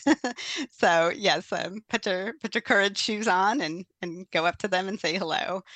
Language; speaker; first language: English; native; English